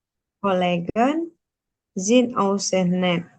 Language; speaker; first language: German; non-native, learner; Indonesian